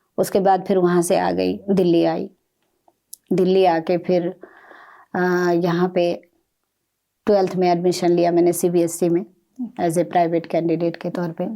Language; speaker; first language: Hindi; native; Hindi